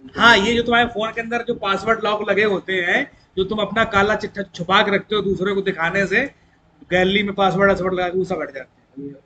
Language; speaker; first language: Hindi; native; Hindi